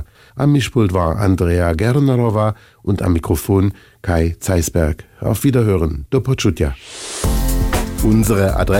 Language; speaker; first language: German; native; German